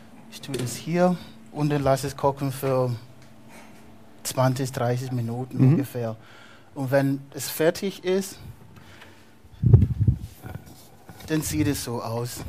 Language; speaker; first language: German; non-native, fluent; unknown